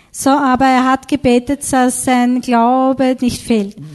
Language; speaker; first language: German; native; German